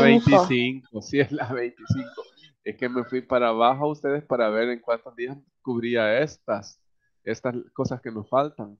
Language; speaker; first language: Spanish; native; Spanish